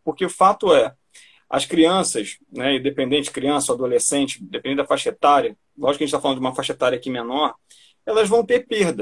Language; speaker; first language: Portuguese; native; Portuguese